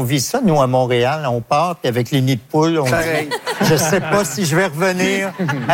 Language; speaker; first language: French; native; French